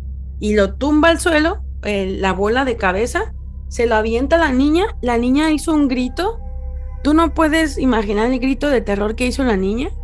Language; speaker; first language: Spanish; native; Spanish